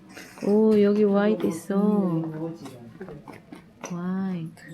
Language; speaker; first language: Korean; non-native, learner; Filipino